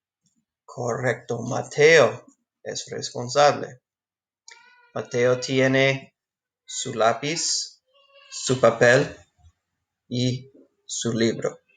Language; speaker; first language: Spanish; non-native, fluent; English